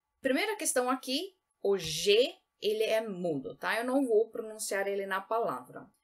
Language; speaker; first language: Portuguese; native; Portuguese